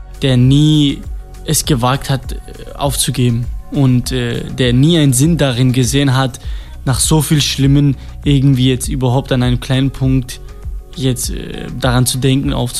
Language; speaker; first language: German; non-native, fluent; Kurdish